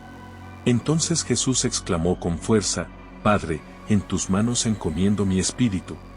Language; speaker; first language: Spanish; native; Spanish